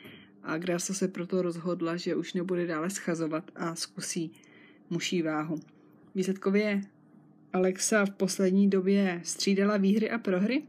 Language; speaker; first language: Czech; native; Czech